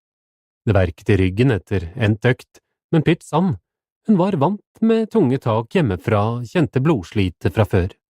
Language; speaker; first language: Norwegian; native; Norwegian